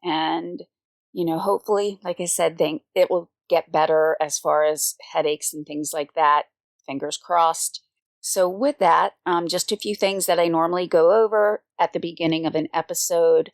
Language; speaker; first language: English; native; English